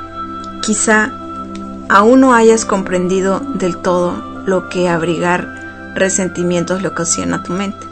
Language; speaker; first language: Spanish; native; Spanish